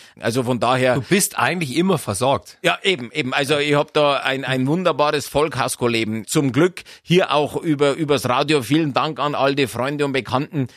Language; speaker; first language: German; native; German